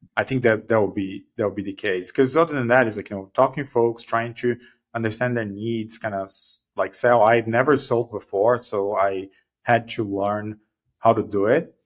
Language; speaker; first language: English; non-native, fluent; Portuguese